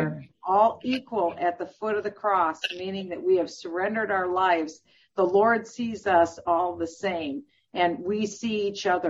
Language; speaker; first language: English; native; English